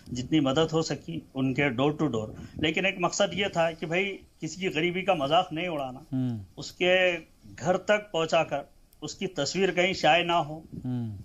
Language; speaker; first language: Hindi; non-native, local second language; Urdu